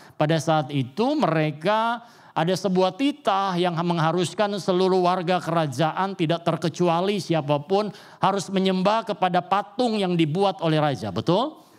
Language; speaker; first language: Indonesian; native; Indonesian